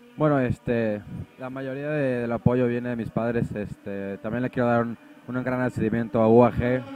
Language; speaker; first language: Spanish; native; Spanish